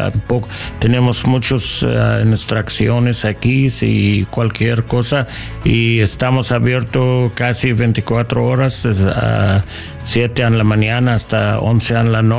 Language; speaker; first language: Spanish; non-native, learner; English